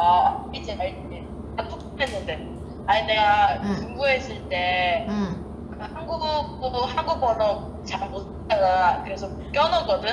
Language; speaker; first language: Korean; non-native, fluent; Chinese